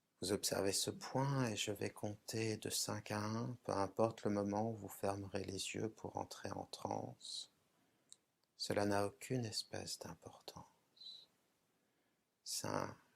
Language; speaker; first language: French; native; French